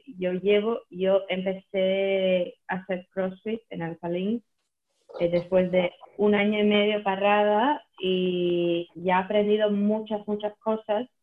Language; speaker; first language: Spanish; non-native, fluent; Latvian